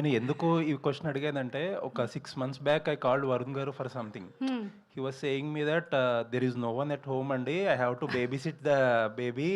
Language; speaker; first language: Telugu; native; Telugu